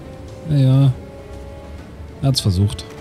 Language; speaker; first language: German; native; German